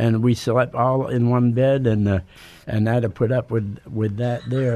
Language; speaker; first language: English; native; English